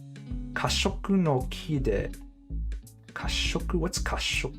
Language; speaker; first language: Japanese; non-native, learner; English